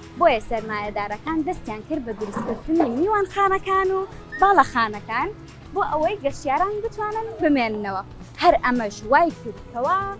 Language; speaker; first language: Central Kurdish; native; Central Kurdish